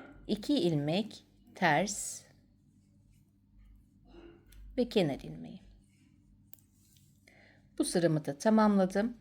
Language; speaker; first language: Turkish; native; Turkish